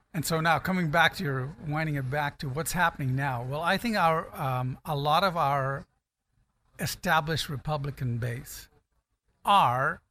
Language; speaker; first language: English; non-native, local second language; Akan